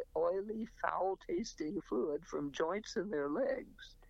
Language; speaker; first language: English; native; English